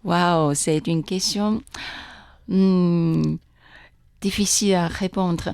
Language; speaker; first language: French; non-native, fluent; Chinese